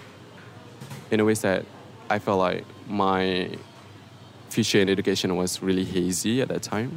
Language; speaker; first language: English; non-native, local second language; Malay